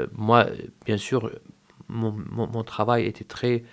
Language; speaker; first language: French; non-native, fluent; Arabic